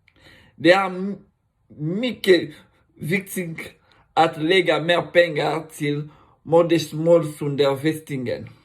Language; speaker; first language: Swedish; non-native, learner; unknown